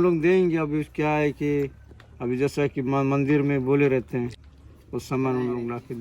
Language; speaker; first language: Hindi; non-native, local second language; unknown